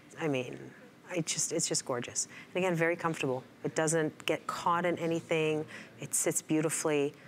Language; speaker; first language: English; non-native, fluent; Hebrew